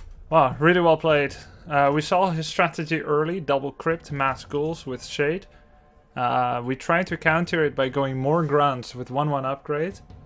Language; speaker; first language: English; non-native, fluent; Dutch